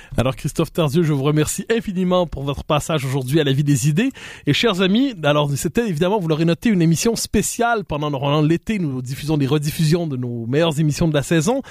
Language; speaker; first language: French; native; French